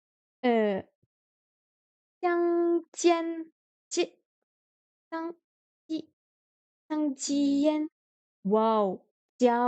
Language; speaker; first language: Chinese; non-native, learner; French